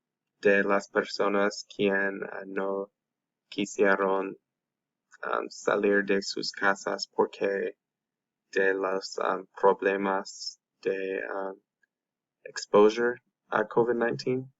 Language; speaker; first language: Spanish; non-native, learner; English